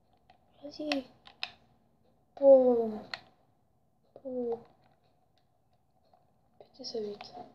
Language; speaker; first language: French; native; French